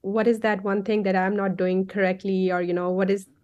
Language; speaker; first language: English; non-native, local second language; Punjabi